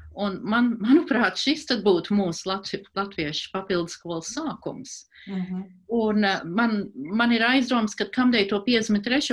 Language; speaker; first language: Latvian; early bilingual, heritage; Latvian